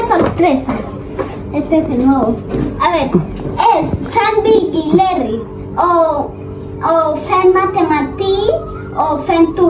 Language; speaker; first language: Spanish; early bilingual, heritage; Spanish